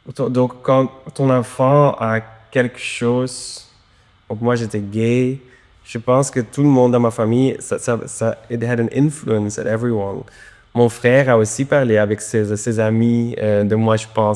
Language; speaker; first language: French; non-native, local second language; Dutch